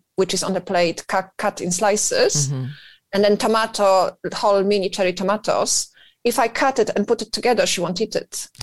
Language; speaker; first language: English; non-native, fluent; Polish